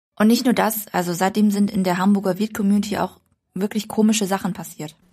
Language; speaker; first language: German; early bilingual, other home language; Vietnamese